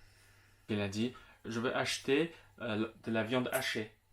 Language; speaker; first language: French; non-native, local second language; Chinese